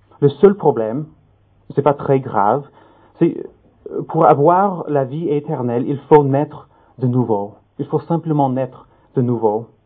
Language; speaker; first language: French; non-native, fluent; English